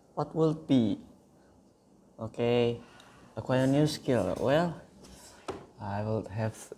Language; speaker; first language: English; non-native, learner; Indonesian